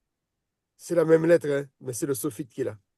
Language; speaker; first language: French; native; French